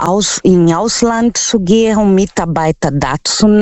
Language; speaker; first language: German; non-native, local second language; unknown